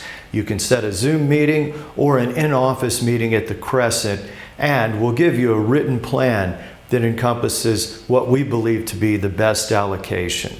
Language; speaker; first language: English; native; English